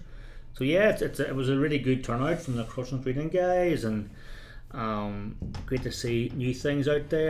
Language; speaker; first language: English; native; English